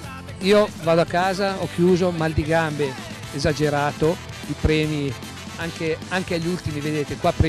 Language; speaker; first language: Italian; native; Italian